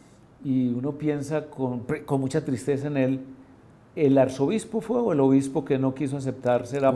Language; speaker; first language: Spanish; native; Spanish